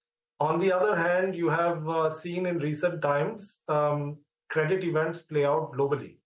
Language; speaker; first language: English; non-native, local second language; Hindi